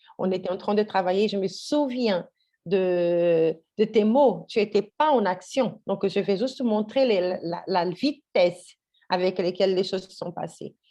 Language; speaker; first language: French; non-native, fluent; Portuguese